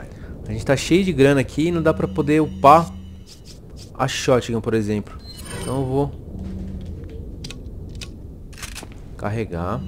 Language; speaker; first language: Portuguese; native; Portuguese